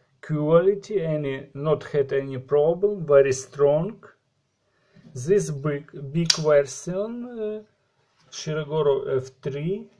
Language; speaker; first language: English; non-native, learner; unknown